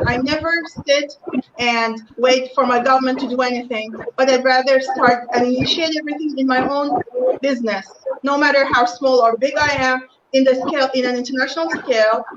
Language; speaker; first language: English; non-native, fluent; Persian